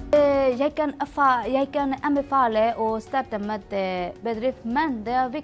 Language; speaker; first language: Norwegian; non-native, learner; Burmese